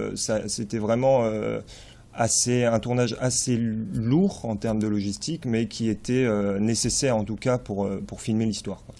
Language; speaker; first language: French; native; French